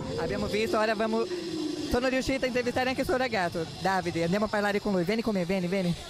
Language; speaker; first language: Italian; non-native, fluent; Portuguese